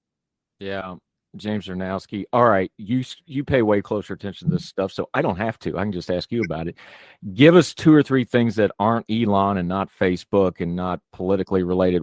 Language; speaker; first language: English; native; English